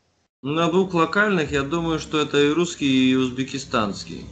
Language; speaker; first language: Russian; native; Russian